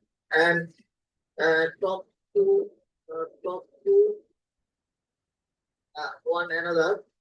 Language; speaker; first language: English; non-native, learner; Bangla